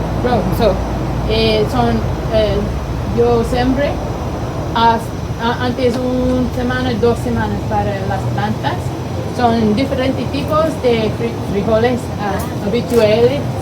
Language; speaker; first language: Spanish; non-native, learner; English